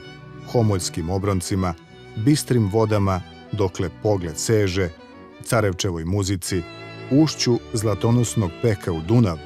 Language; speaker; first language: Bosnian; native; Bosnian